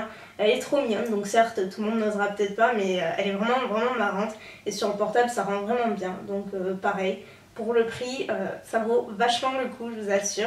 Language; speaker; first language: French; native; French